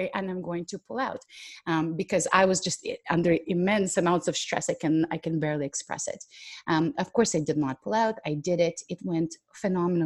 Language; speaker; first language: English; non-native, fluent; Ukrainian